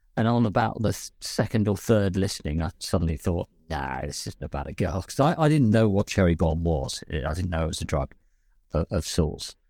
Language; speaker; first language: English; native; English